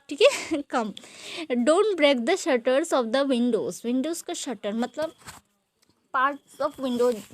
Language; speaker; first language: Hindi; non-native, local second language; Bangla